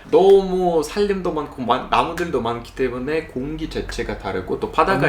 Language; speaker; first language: Korean; non-native, fluent; Russian